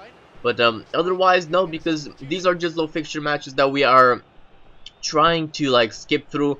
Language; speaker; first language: English; native; English